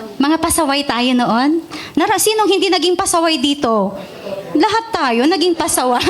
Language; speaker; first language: Filipino; non-native, local second language; Iloko